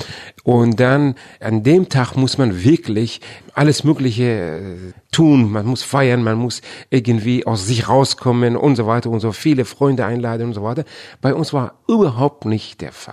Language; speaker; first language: German; non-native, fluent; Persian